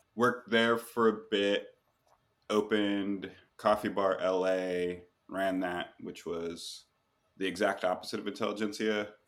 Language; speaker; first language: English; native; English